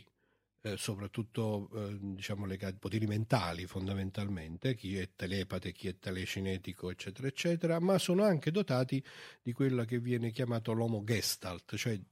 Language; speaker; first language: Italian; native; Italian